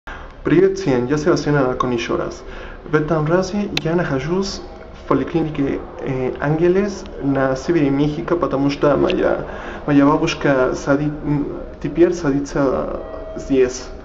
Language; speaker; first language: Russian; non-native, learner; Spanish